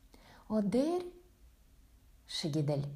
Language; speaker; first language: Norwegian; non-native, fluent; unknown